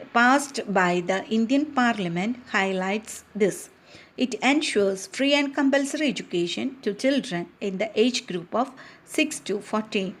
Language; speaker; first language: English; non-native, local second language; Malayalam